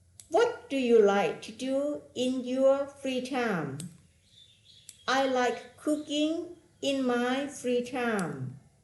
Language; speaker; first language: English; non-native, fluent; Thai